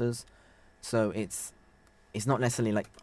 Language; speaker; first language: English; native; English